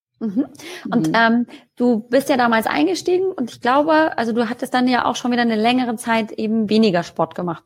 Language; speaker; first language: German; native; German